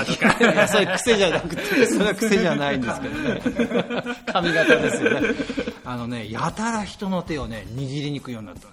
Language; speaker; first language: Japanese; native; Japanese